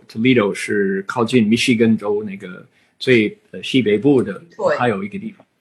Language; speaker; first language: Chinese; non-native, fluent; English